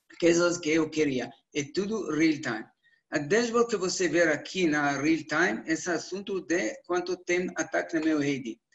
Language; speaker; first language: Portuguese; non-native, learner; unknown